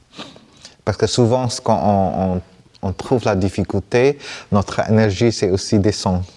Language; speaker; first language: French; non-native, fluent; Vietnamese